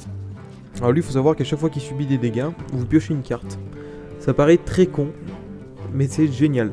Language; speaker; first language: French; native; French